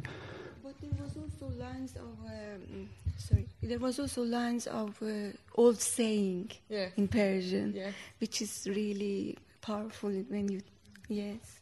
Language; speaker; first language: English; non-native, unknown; Persian